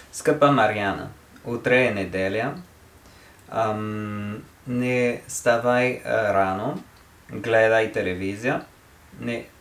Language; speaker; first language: Bulgarian; non-native, learner; English